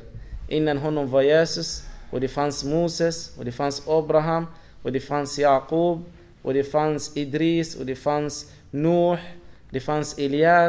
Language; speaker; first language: Swedish; non-native, fluent; Arabic